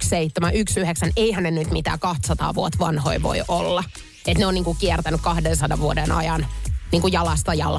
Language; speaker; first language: Finnish; native; Finnish